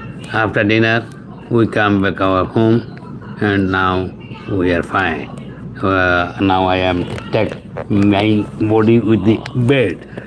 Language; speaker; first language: English; non-native, local second language; Bangla